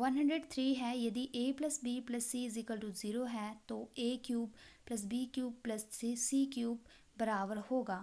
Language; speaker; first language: Hindi; native; Hindi